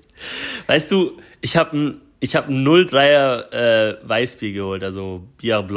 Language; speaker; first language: German; native; German